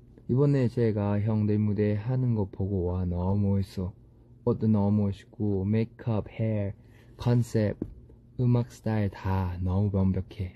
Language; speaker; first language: Korean; non-native, fluent; Thai